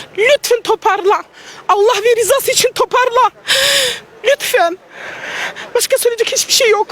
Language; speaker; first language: Turkish; non-native, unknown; Russian